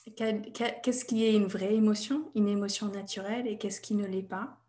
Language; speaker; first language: French; non-native, fluent; English